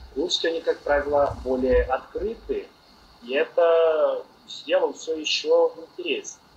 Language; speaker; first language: Russian; non-native, learner; Portuguese